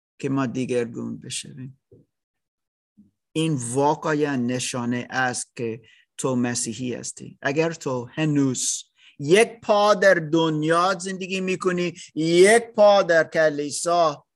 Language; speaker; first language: Persian; non-native, learner; English